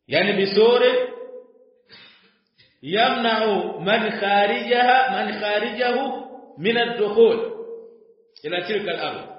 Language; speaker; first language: Arabic; non-native, fluent; Swahili